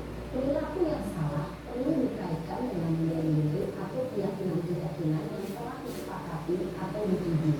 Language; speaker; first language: Indonesian; native; Indonesian